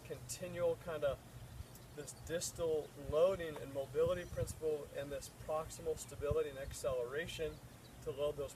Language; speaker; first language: English; native; English